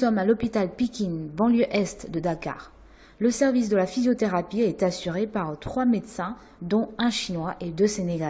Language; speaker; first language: French; non-native, fluent; Chinese